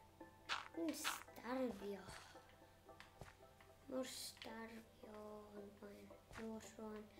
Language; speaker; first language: Welsh; non-native, local second language; English